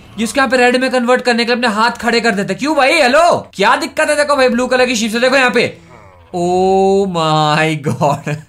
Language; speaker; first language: Hindi; native; Hindi